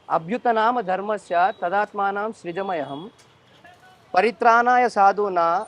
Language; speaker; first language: Telugu; native; Telugu